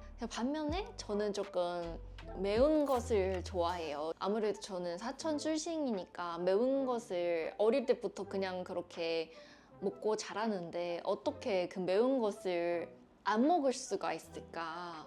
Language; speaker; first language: Korean; non-native, fluent; Chinese